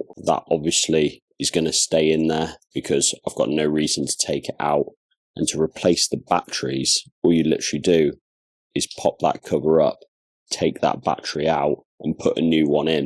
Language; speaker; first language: English; native; English